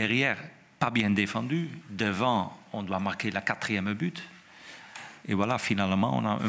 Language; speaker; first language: French; non-native, fluent; Dutch